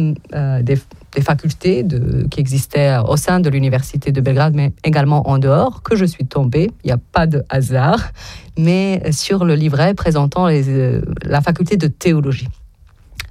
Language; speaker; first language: French; non-native, fluent; Serbian